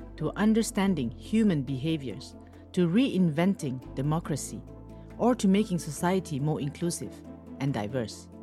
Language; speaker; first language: English; non-native, fluent; French